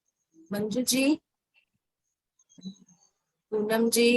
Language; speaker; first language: Hindi; native; Hindi